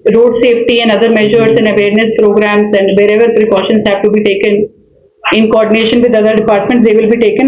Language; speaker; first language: English; non-native, local second language; Telugu